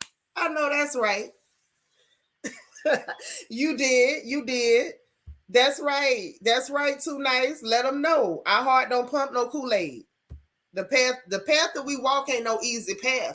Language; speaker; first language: English; native; English